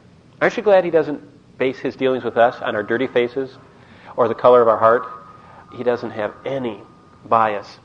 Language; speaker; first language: English; native; English